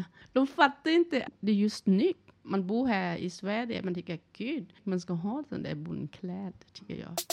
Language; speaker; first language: Swedish; non-native, learner; Thai